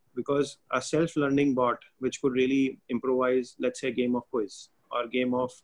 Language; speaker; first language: English; non-native, local second language; Hindi